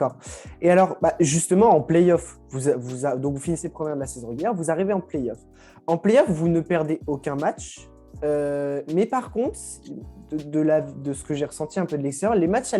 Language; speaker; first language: French; native; French